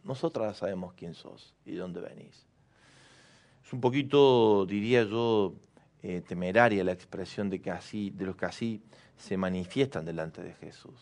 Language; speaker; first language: Spanish; native; Spanish